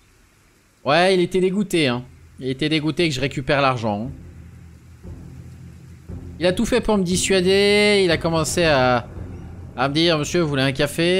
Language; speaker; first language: French; native; French